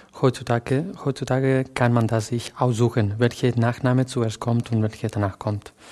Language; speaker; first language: German; non-native, fluent; Catalan